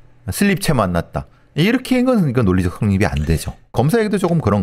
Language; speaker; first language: Korean; native; Korean